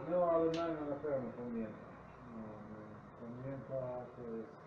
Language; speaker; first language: Polish; non-native, learner; Arabic